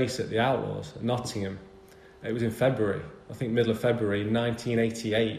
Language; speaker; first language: English; native; English